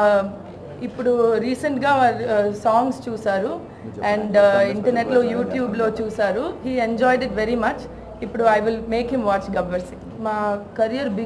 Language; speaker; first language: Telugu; non-native, local second language; Tamil